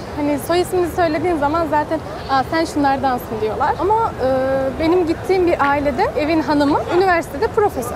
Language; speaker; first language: Turkish; native; Turkish